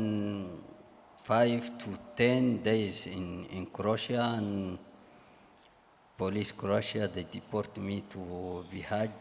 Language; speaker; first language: English; non-native, learner; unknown